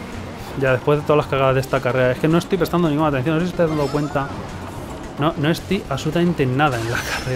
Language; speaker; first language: Spanish; native; Spanish